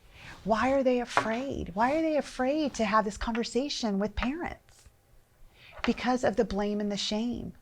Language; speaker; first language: English; native; English